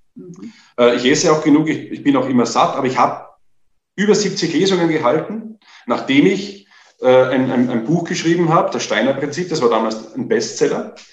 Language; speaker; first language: German; native; German